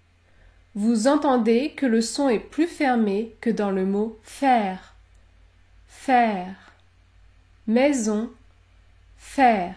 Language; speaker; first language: French; native; French